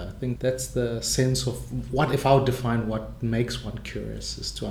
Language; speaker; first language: English; non-native, local second language; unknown